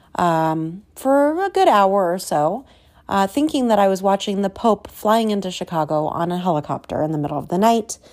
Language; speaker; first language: English; native; English